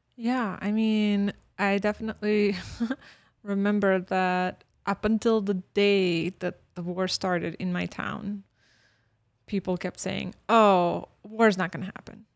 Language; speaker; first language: English; early bilingual, other home language; Bosnian